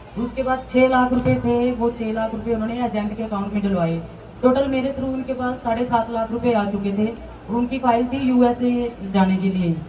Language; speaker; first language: Hindi; non-native, local second language; Punjabi